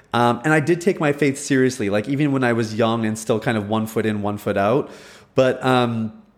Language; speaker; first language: English; early bilingual, other home language; Hindi